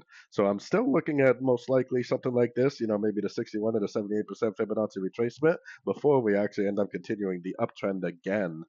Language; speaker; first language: English; native; English